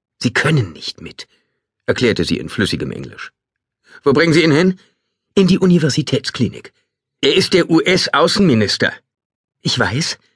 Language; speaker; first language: German; native; German